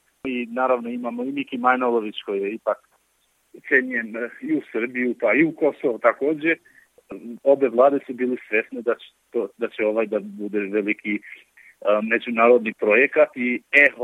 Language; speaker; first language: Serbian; non-native, local second language; Albanian